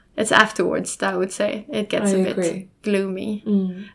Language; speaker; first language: English; non-native, fluent; German